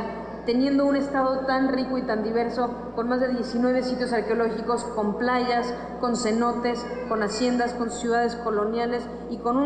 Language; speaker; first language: Spanish; native; Spanish